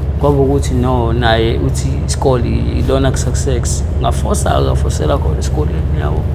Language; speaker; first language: Zulu; native; Zulu